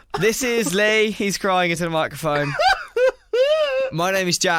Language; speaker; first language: English; native; English